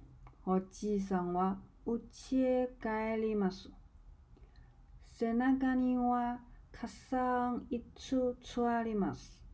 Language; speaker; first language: Japanese; non-native, learner; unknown